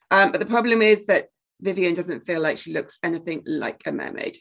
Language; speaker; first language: English; native; English